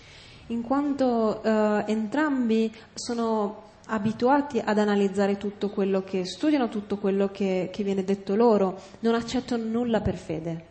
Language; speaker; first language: Italian; native; Italian